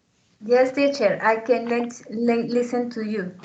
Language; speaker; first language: English; non-native, learner; Spanish